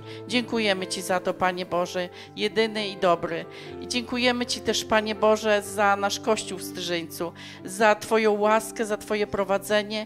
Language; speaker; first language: Polish; native; Polish